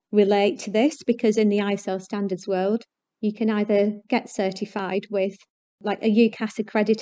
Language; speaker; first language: English; native; English